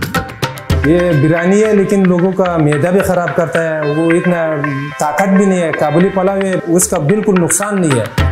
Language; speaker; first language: Hindi; non-native, fluent; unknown